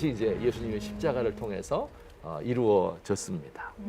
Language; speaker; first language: Korean; native; Korean